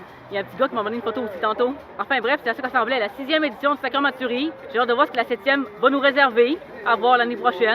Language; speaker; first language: French; native; French